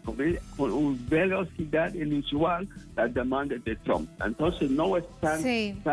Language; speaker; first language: Spanish; non-native, fluent; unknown